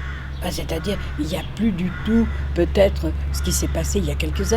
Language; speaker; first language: French; native; French